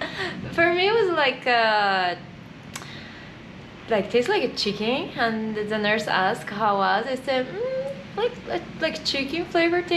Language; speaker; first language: English; non-native, fluent; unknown